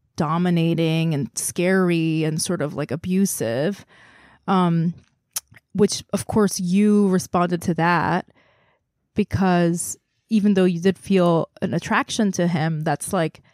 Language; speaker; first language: English; non-native, fluent; Korean